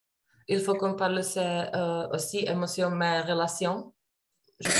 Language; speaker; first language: French; non-native, learner; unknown